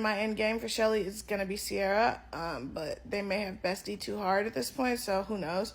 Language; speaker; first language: English; native; English